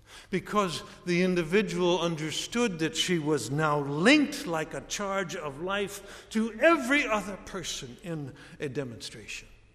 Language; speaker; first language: English; native; English